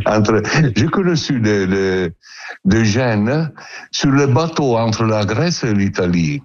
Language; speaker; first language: French; non-native, learner; Italian